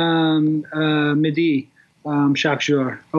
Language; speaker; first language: French; non-native, learner; English